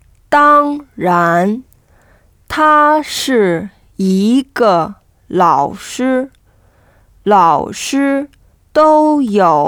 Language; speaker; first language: Chinese; non-native, learner; French